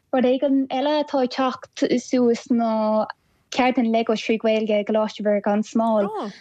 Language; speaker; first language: Irish; non-native, local second language; English